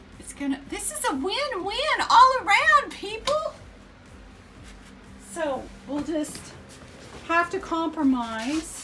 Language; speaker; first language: English; native; English